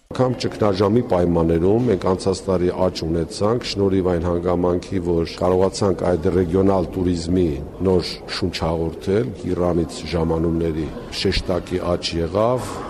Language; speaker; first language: Armenian; native; Armenian